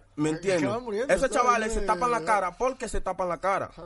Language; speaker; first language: Spanish; early bilingual, other home language; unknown